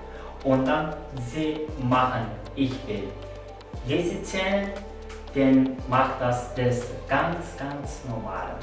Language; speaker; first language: German; non-native, learner; Turkish